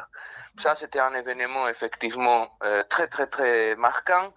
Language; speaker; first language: French; non-native, fluent; Greek